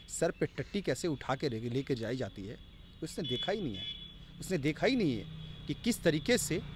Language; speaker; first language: Hindi; native; Hindi